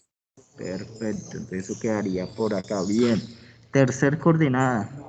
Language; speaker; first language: Spanish; native; Spanish